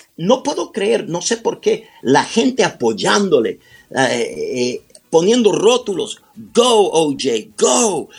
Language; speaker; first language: Spanish; early bilingual, heritage; Spanish